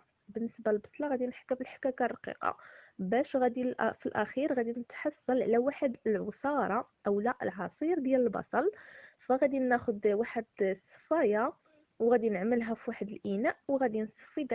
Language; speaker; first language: Arabic; native; Arabic